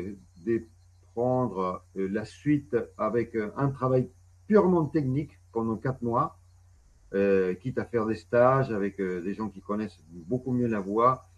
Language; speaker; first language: French; non-native, fluent; Spanish